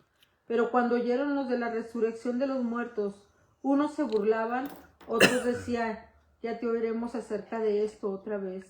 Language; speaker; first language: Spanish; native; Spanish